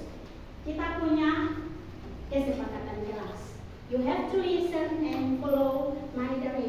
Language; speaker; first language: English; non-native, learner; Indonesian